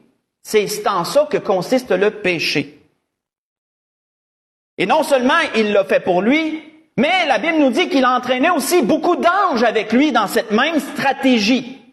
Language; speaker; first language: French; native; French